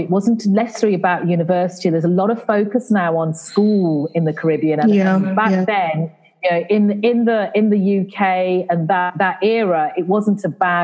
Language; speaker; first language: English; native; English